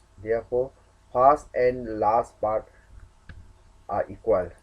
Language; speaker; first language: English; non-native, local second language; Manipuri